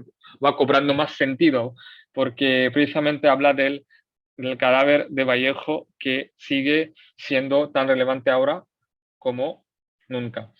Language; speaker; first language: Spanish; non-native, fluent; Marathi